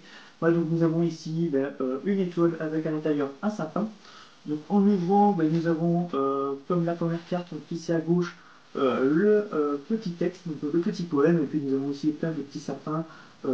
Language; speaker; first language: French; native; French